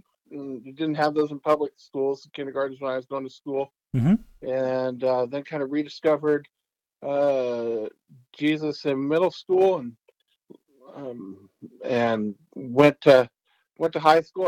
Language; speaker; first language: English; native; English